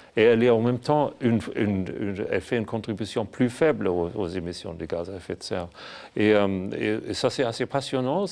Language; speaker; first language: French; non-native, fluent; German